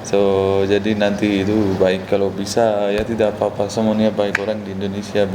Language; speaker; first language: Indonesian; non-native, learner; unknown